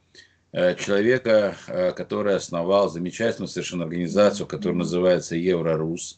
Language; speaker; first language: Russian; native; Russian